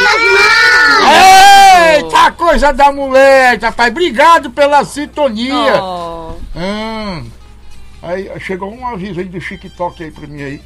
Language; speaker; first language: Portuguese; native; Portuguese